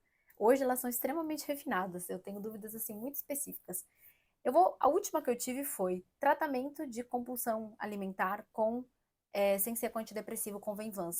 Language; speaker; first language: Portuguese; native; Portuguese